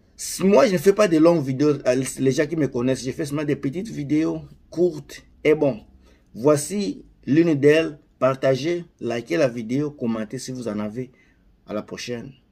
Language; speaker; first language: French; non-native, local second language; Lingala